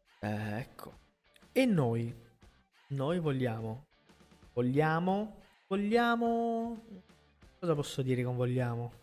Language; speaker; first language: Italian; non-native, fluent; Portuguese